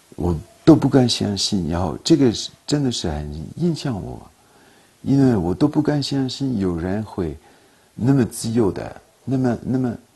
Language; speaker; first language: Chinese; non-native, fluent; French